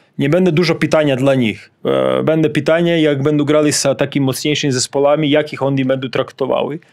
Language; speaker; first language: Polish; non-native, learner; Serbian